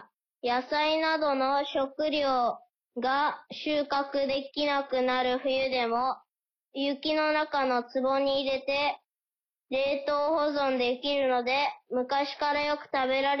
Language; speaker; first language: Japanese; early bilingual, heritage; Japanese